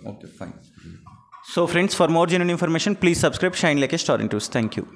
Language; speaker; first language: Telugu; native; Telugu